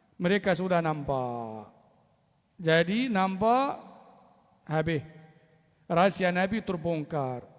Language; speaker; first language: Malay; non-native, fluent; Arabic